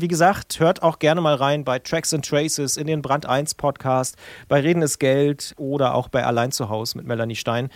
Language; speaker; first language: German; native; German